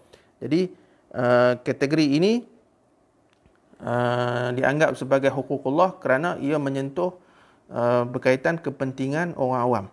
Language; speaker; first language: Malay; native; Malay